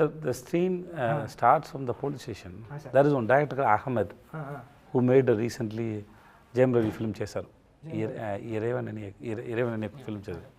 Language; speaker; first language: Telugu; non-native, learner; Tamil